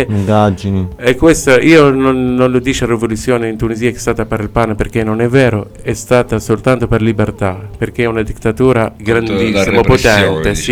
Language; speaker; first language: Italian; non-native, learner; Arabic